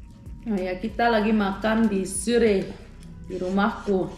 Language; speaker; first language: Indonesian; early bilingual, heritage; Indonesian